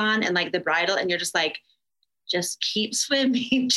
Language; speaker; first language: English; native; English